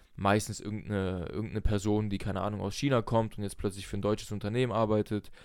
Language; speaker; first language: German; early bilingual, other home language; Russian